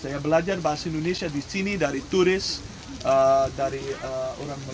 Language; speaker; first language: Indonesian; non-native, learner; Dutch